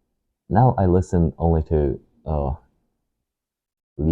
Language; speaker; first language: English; non-native, learner; Japanese